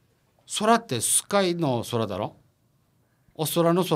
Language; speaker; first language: Japanese; native; Japanese